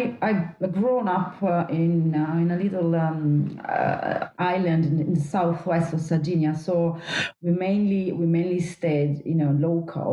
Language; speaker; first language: English; non-native, fluent; Italian